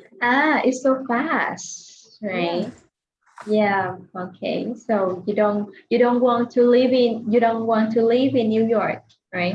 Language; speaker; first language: English; non-native, fluent; Vietnamese